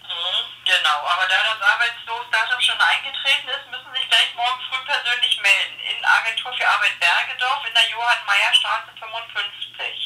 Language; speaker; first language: German; native; German